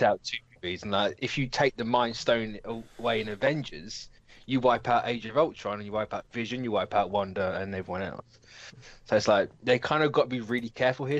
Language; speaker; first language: English; native; English